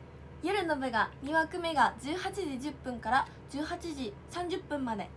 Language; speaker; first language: Japanese; native; Japanese